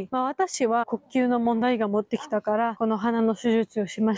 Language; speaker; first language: Japanese; non-native, learner; Georgian